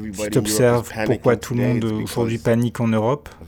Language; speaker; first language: French; non-native, fluent; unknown